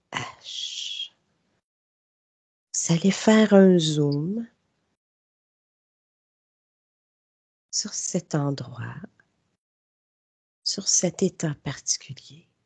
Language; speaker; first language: French; native; French